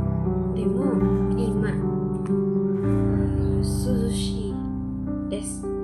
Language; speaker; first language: Japanese; non-native, learner; Indonesian